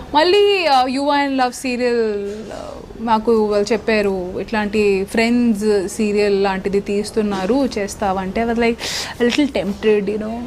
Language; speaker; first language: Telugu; non-native, local second language; Hindi